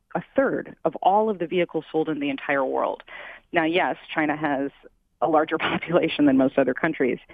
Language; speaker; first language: English; native; English